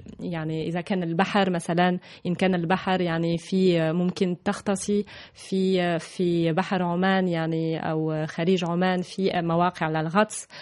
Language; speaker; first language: Arabic; non-native, fluent; French